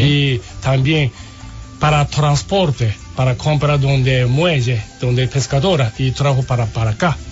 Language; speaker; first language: Spanish; non-native, learner; Japanese